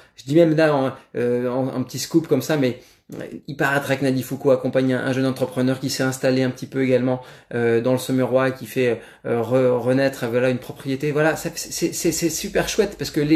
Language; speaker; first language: French; native; French